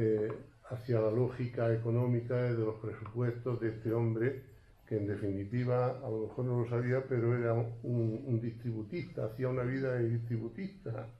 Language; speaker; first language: Spanish; native; Spanish